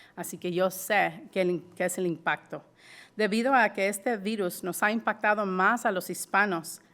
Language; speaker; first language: Spanish; early bilingual, heritage; Spanish